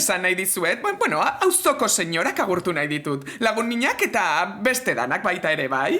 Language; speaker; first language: Basque; native; Basque